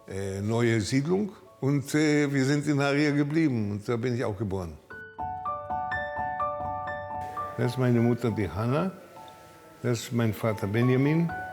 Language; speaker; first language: German; early bilingual, heritage; German